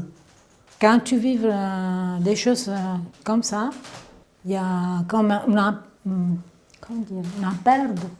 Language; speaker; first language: French; non-native, fluent; Italian